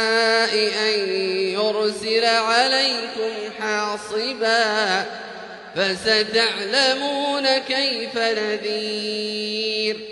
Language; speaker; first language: Arabic; native; Arabic